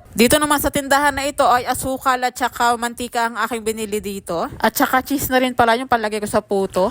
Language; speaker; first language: Filipino; native; Filipino